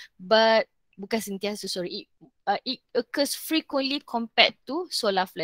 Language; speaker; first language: English; non-native, local second language; Malay